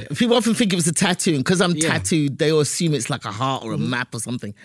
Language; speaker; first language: English; native; English